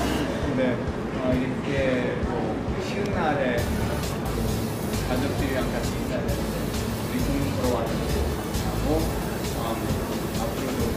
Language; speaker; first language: Korean; early bilingual, heritage; English